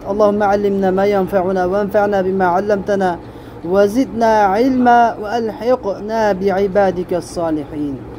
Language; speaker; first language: Arabic; non-native, fluent; Uyghur